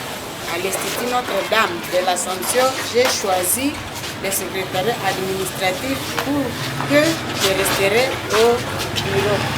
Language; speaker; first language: French; non-native, learner; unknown